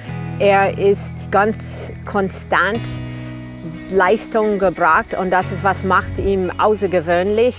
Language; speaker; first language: German; non-native, fluent; English